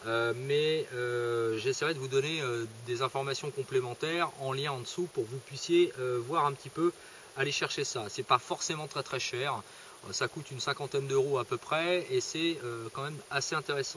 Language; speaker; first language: French; native; French